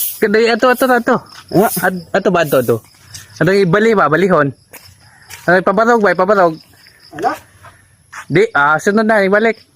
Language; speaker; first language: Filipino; non-native, local second language; Cebuano